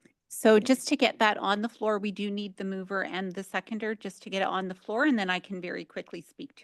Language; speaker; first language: English; native; English